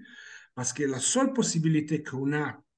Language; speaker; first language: French; non-native, fluent; Italian